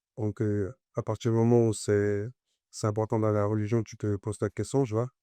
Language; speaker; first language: French; early bilingual, other home language; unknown